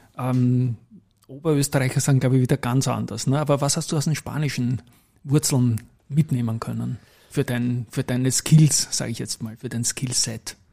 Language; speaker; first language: German; native; German